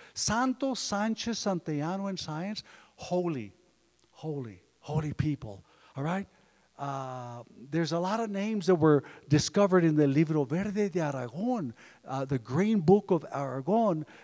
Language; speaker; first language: English; early bilingual, other home language; Spanish